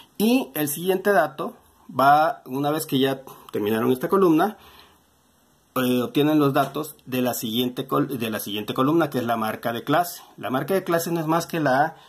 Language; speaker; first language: Spanish; native; Spanish